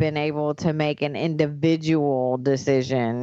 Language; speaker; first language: English; native; English